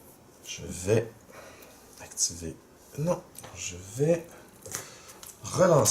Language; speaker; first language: French; native; French